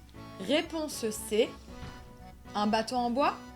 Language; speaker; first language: French; native; French